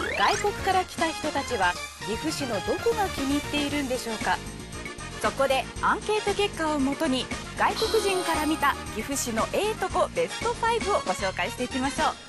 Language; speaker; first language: Japanese; native; Japanese